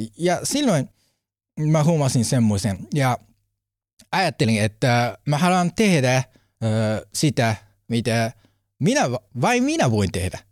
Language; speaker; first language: Finnish; non-native, learner; Japanese